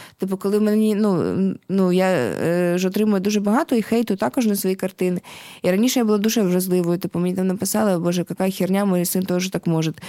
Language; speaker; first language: Ukrainian; non-native, local second language; Russian